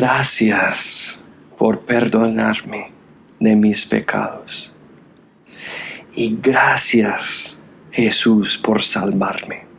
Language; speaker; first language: Spanish; non-native, fluent; English